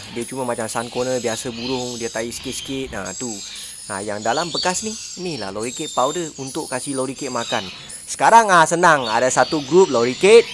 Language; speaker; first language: Malay; non-native, local second language; Chinese